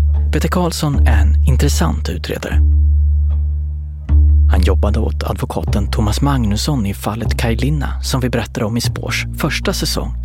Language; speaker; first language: Swedish; native; Swedish